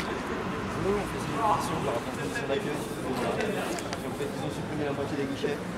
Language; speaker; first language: French; native; French